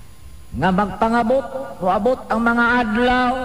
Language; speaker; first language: Cebuano; native; Cebuano